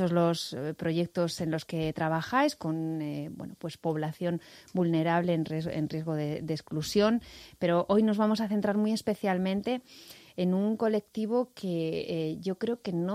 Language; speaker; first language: Spanish; native; Spanish